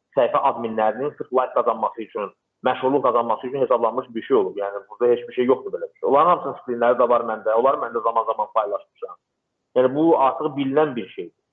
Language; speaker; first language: Azerbaijani; non-native, local second language; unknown